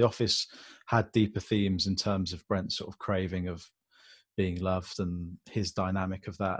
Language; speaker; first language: English; native; English